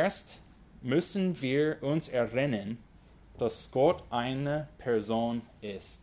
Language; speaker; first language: German; non-native, fluent; English